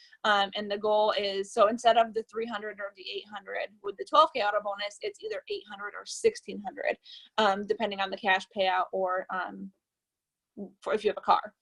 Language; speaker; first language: English; native; English